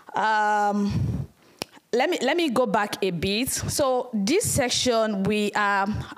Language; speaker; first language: English; non-native, local second language; Yoruba